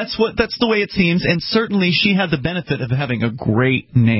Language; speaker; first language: English; native; English